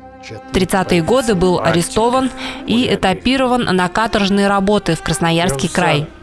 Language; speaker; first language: Russian; native; Russian